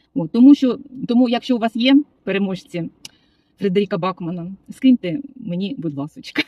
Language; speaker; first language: Ukrainian; non-native, local second language; Russian